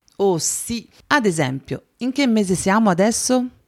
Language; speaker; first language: Italian; native; Italian